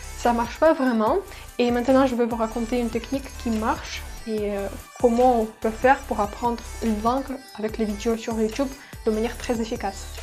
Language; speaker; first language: French; non-native, fluent; Russian